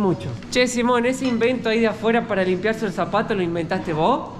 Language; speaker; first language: Spanish; native; Spanish